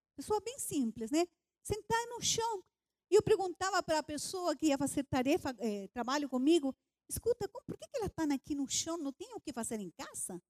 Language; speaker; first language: Portuguese; non-native, fluent; Spanish